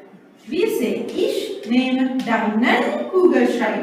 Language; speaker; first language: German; non-native, fluent; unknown